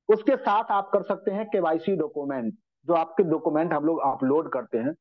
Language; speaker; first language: Hindi; native; Hindi